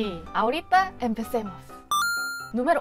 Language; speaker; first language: Spanish; non-native, learner; Korean